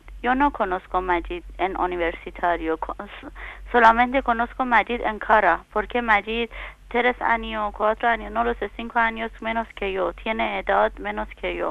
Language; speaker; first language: Spanish; non-native, learner; Persian